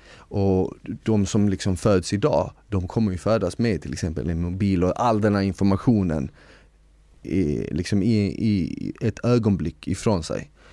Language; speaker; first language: Swedish; early bilingual, other home language; Bosnian